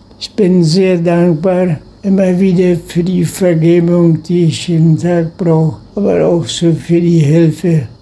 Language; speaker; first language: German; non-native, local second language; Low German